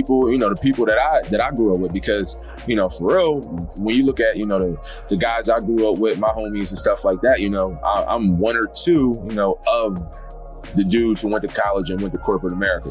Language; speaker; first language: English; native; English